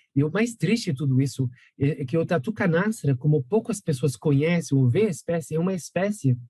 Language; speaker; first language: Portuguese; non-native, fluent; French